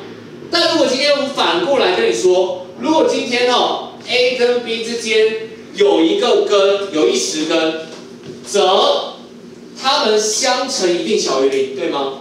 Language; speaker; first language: Chinese; native; Chinese